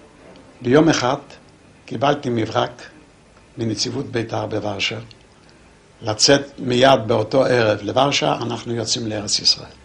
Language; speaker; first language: Hebrew; non-native, fluent; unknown